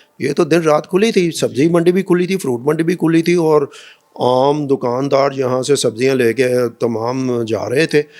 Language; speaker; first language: Urdu; non-native, local second language; Punjabi